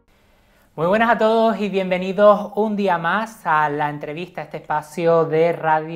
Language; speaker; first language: Spanish; native; Spanish